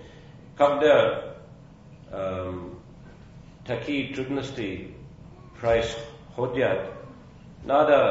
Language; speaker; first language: Russian; non-native, fluent; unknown